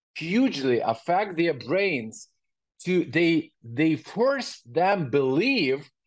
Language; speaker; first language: English; non-native, learner; Ukrainian